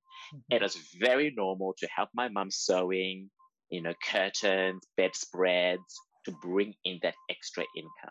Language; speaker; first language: English; native; English